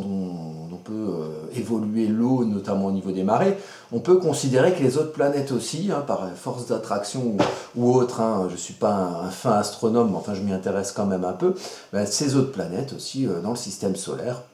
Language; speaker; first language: French; native; French